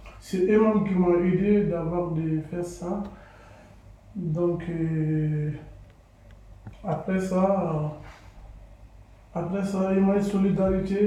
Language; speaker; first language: French; non-native, learner; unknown